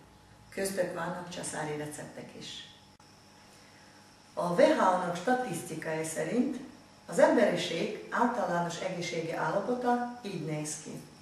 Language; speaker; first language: Hungarian; non-native, fluent; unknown